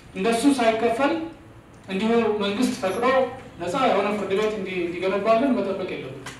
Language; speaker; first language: Amharic; native; Amharic